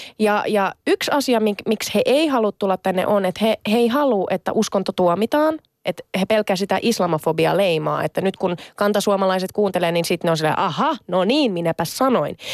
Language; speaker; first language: Finnish; early bilingual, other home language; Sinhala